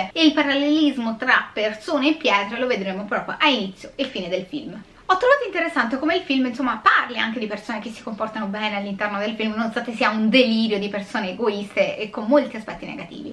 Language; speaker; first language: Italian; native; Italian